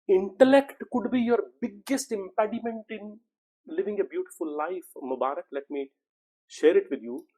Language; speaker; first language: English; non-native, local second language; Punjabi